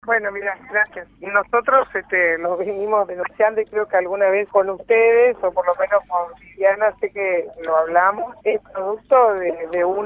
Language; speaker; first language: Spanish; native; Spanish